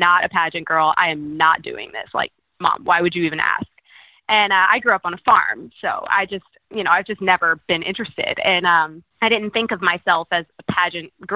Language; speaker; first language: English; native; English